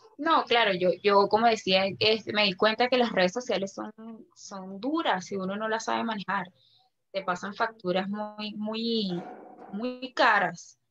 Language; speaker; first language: Spanish; native; Spanish